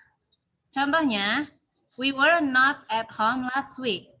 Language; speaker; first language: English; non-native, learner; Indonesian